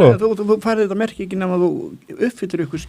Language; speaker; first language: Icelandic; native; Icelandic